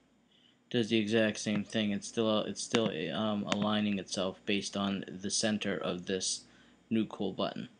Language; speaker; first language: English; native; English